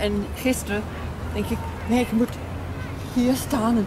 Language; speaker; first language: Dutch; non-native, learner; English